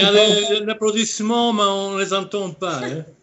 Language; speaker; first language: French; non-native, fluent; Italian